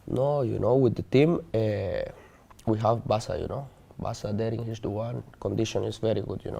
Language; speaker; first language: English; non-native, learner; Spanish